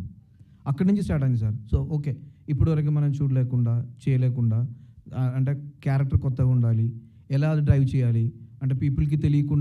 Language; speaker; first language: Telugu; non-native, local second language; Malayalam